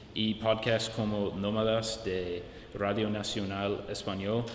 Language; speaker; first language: Spanish; non-native, fluent; English